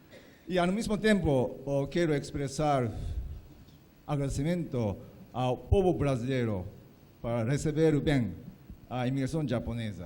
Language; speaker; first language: Portuguese; non-native, fluent; Japanese